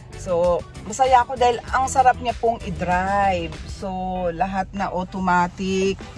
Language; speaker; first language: Filipino; native; Filipino